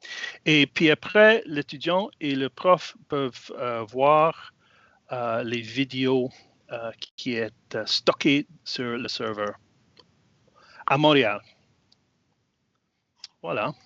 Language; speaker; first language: French; non-native, fluent; English